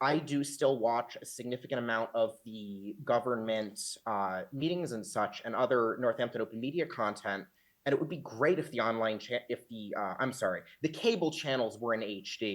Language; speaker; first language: English; native; English